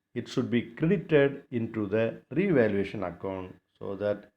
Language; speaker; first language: English; non-native, local second language; Tamil